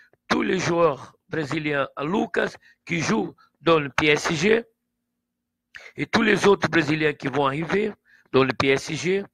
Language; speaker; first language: French; non-native, learner; Portuguese